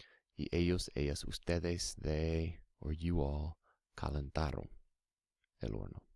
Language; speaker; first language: Spanish; non-native, fluent; English